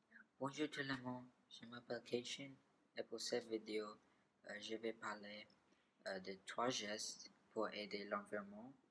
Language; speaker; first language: French; non-native, learner; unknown